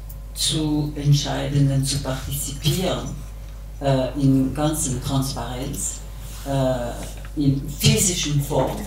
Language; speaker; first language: German; non-native, local second language; French